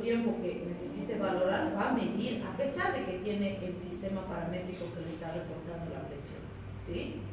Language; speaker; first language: Spanish; native; Spanish